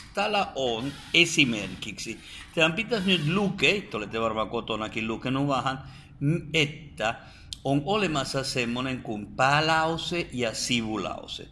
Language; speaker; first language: Finnish; non-native, fluent; Spanish